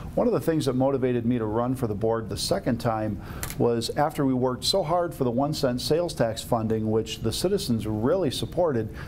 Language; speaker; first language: English; native; English